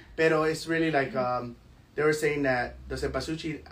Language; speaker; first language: English; early bilingual, other home language; Spanish